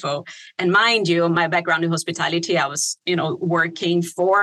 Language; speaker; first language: English; non-native, fluent; Portuguese